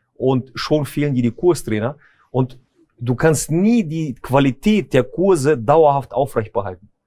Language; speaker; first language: German; early bilingual, other home language; Russian